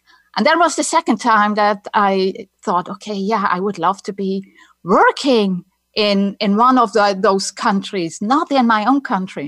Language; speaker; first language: English; non-native, fluent; Dutch